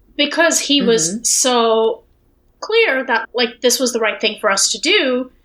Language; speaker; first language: English; non-native, local second language; Hindi